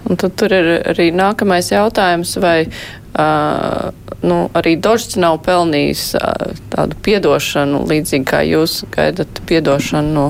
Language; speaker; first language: Latvian; native; Latvian